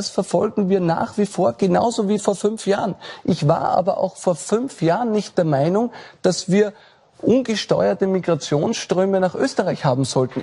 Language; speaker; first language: German; native; German